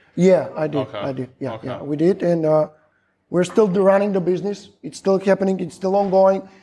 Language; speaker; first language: English; non-native, fluent; Macedonian